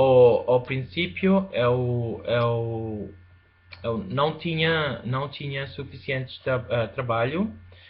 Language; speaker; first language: Portuguese; non-native, fluent; Spanish